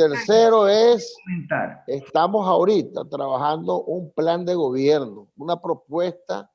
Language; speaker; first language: Spanish; native; Spanish